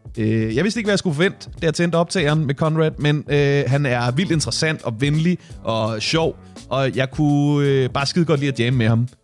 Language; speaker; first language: Danish; native; Danish